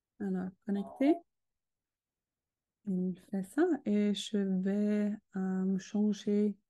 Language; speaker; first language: French; non-native, learner; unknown